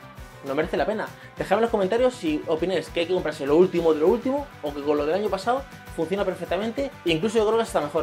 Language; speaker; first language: Spanish; native; Spanish